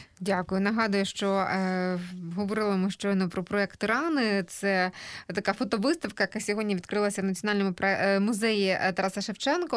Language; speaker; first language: Ukrainian; native; Ukrainian